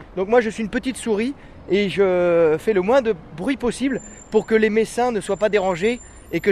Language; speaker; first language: French; native; French